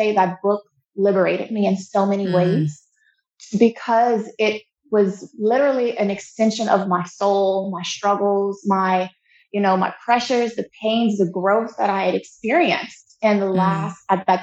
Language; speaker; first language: English; native; English